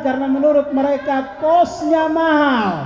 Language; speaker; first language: Indonesian; native; Indonesian